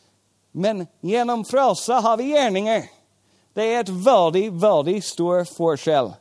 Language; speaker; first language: Norwegian; non-native, fluent; English